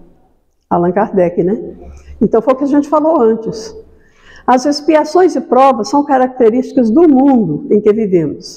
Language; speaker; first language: Portuguese; native; Portuguese